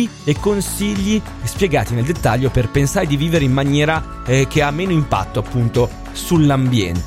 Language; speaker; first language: Italian; native; Italian